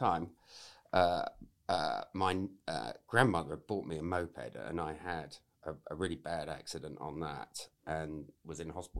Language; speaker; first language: English; native; English